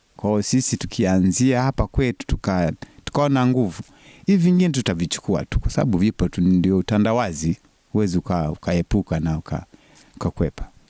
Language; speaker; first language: Swahili; non-native, local second language; Sukuma